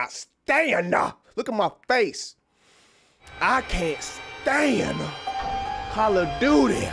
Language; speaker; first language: English; native; English